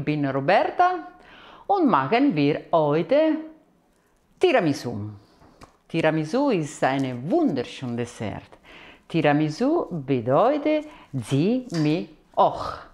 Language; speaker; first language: German; non-native, fluent; Italian